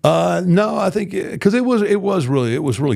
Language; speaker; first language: English; native; English